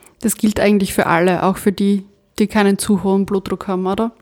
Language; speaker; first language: German; native; German